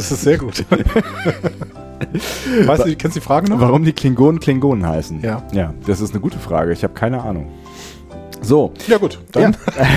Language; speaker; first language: German; native; German